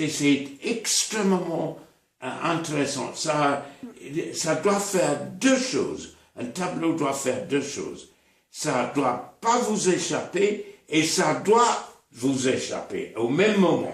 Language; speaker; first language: French; non-native, fluent; English